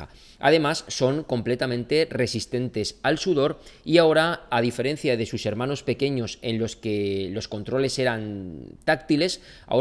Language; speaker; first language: Spanish; native; Spanish